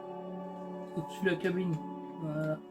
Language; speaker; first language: French; native; French